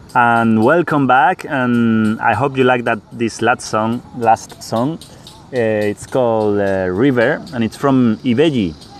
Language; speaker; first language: English; non-native, fluent; Spanish